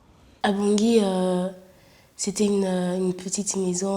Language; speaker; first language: French; non-native, local second language; Sango